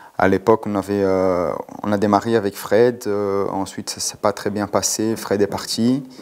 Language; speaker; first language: French; non-native, fluent; Portuguese